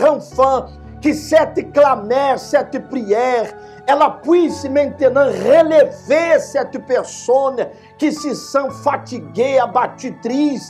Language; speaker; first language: French; non-native, fluent; Portuguese